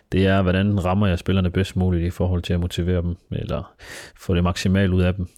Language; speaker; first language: Danish; early bilingual, other home language; Somali